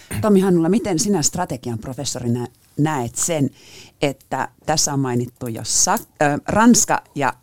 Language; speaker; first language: Finnish; native; Finnish